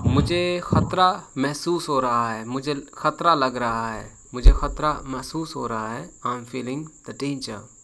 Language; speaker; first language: Urdu; native; Urdu